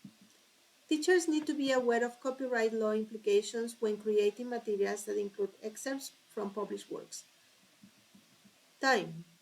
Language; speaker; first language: English; non-native, fluent; Spanish